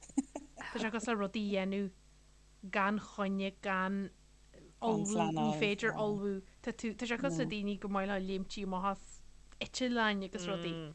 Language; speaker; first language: Irish; native; Irish